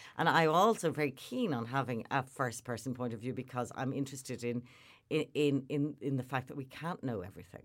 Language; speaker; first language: English; native; English